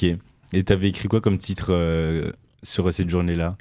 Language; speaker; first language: French; native; French